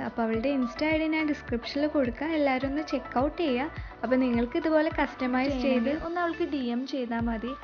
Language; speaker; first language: Malayalam; native; Malayalam